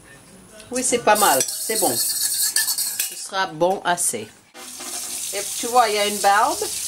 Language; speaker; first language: French; non-native, learner; English